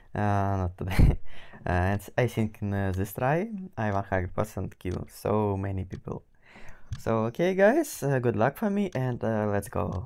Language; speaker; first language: English; non-native, learner; Russian